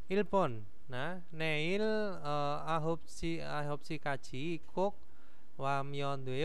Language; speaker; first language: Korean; non-native, fluent; Indonesian